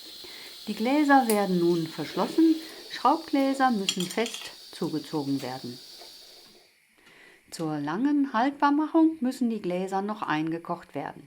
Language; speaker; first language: German; native; German